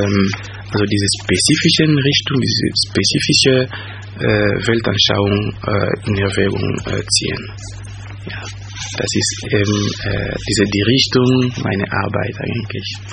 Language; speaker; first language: German; non-native, fluent; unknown